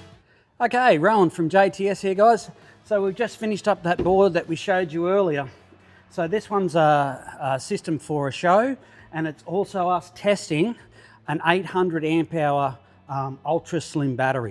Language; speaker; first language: English; native; English